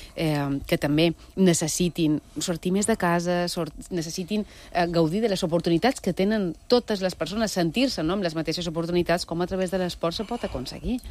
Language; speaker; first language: Catalan; native; Catalan